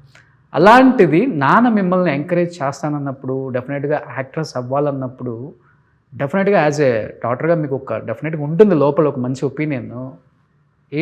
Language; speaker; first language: Telugu; native; Telugu